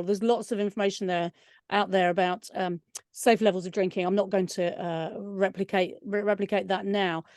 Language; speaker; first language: English; native; English